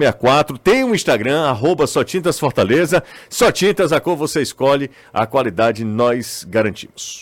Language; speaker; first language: Portuguese; native; Portuguese